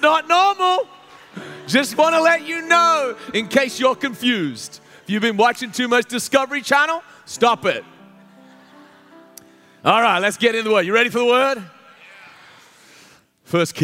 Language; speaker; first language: English; native; English